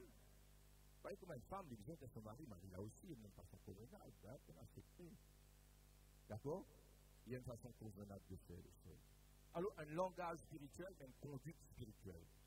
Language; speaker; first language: French; non-native, local second language; Morisyen